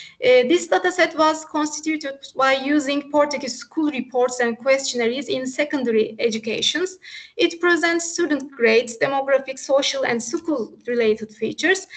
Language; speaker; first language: English; non-native, fluent; Turkish